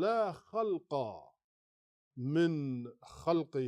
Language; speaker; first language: Arabic; non-native, fluent; English